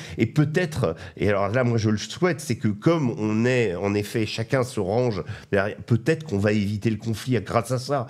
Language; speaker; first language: French; native; French